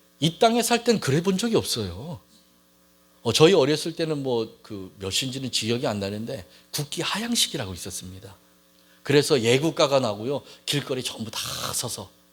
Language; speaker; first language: Korean; native; Korean